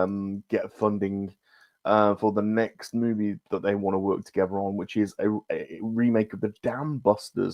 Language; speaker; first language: English; native; English